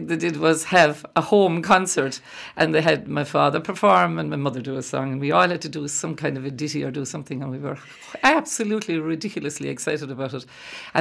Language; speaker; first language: English; native; English